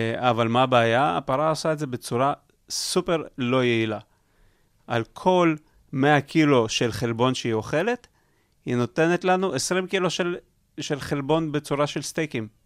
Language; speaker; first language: Hebrew; early bilingual, other home language; Russian